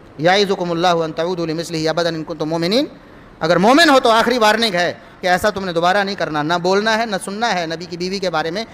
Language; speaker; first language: Urdu; non-native, local second language; Punjabi